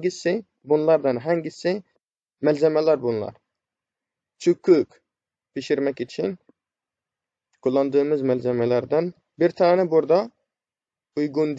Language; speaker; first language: Turkish; non-native, fluent; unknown